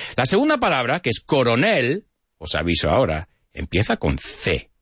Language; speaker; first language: Spanish; non-native, fluent; English